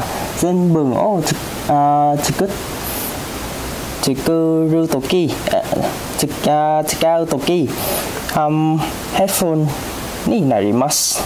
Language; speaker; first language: Japanese; non-native, learner; Vietnamese